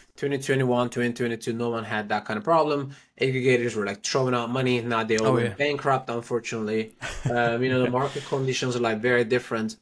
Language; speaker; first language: English; non-native, fluent; Turkish